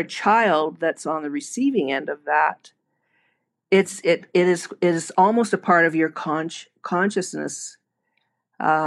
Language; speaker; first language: English; native; English